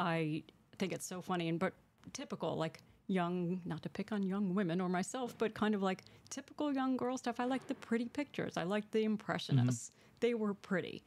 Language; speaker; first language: English; native; English